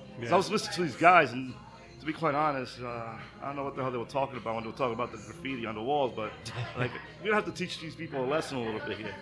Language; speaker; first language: English; native; English